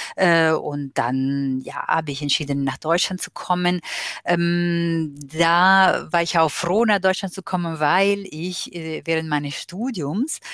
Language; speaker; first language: German; non-native, fluent; Italian